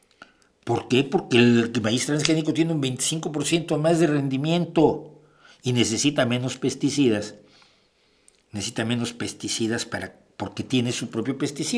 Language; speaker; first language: Spanish; native; Spanish